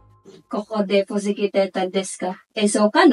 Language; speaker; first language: Japanese; non-native, learner; Filipino